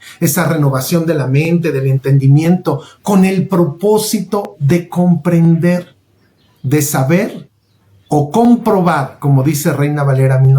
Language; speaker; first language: Spanish; native; Spanish